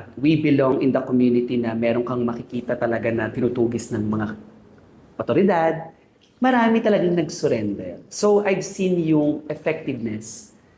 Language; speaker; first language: Filipino; native; Filipino